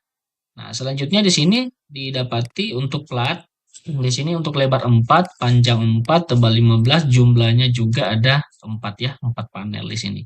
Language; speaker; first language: Indonesian; native; Indonesian